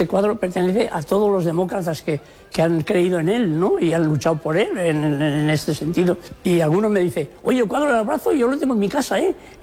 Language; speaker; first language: Spanish; native; Spanish